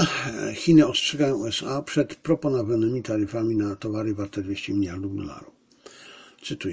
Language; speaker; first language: Polish; native; Polish